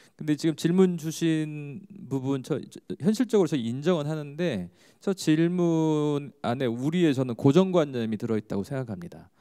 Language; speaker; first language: Korean; native; Korean